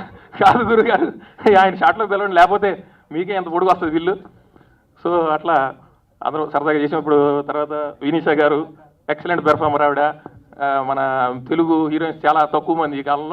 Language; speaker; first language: Telugu; native; Telugu